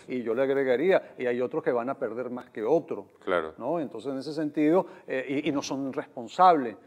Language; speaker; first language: Spanish; native; Spanish